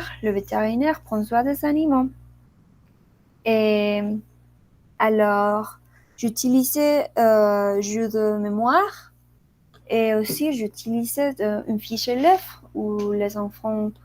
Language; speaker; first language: French; non-native, learner; Spanish